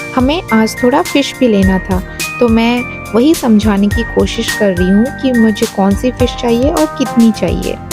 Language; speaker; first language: Hindi; non-native, local second language; Bangla